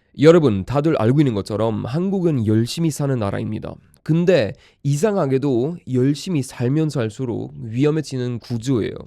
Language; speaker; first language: Korean; non-native, fluent; Swedish